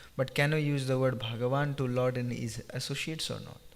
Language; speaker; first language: English; non-native, local second language; Nepali